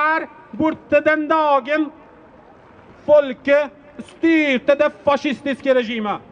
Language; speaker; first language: Norwegian; non-native, learner; Persian